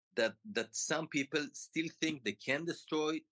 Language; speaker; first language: English; non-native, fluent; Hebrew